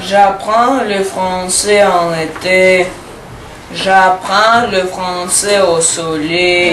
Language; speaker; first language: French; non-native, learner; Russian